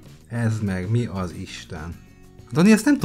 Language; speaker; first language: Hungarian; native; Hungarian